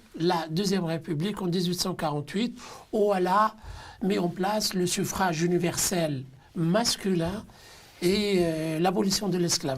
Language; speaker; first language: French; non-native, local second language; Arabic